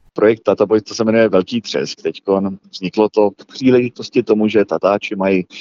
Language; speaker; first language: Czech; early bilingual, heritage; Czech